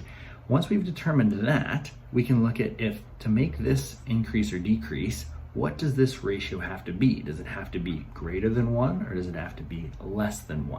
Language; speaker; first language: English; native; English